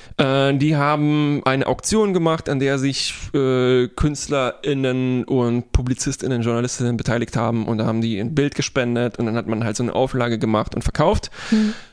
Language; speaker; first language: German; non-native, fluent; Polish